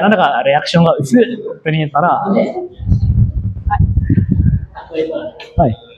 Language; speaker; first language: Japanese; non-native, fluent; Indonesian